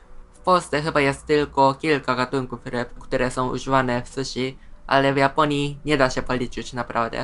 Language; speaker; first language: Polish; non-native, fluent; Japanese